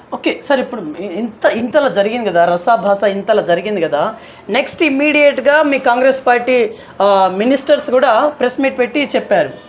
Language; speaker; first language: Telugu; native; Telugu